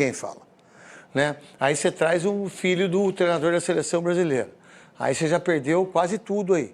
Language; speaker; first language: Portuguese; native; Portuguese